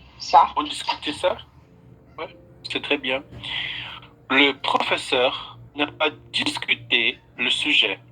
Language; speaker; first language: French; non-native, fluent; Portuguese